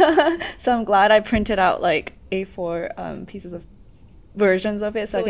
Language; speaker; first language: English; non-native, local second language; Cantonese